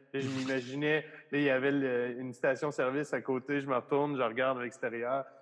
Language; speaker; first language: French; native; French